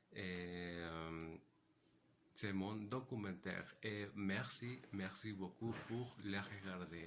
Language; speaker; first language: French; non-native, learner; Spanish